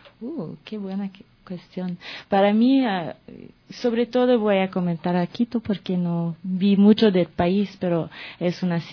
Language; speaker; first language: Spanish; non-native, fluent; French